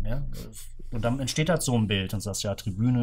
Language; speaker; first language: German; native; German